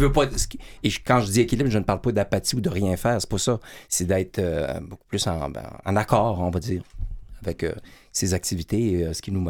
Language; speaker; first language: French; native; French